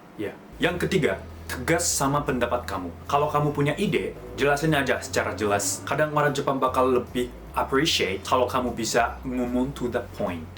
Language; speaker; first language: Indonesian; native; Indonesian